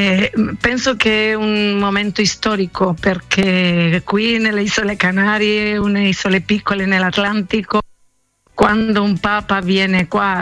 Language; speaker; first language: Italian; non-native, learner; Spanish